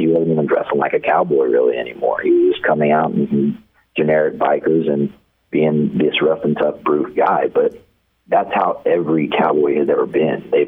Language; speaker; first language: English; native; English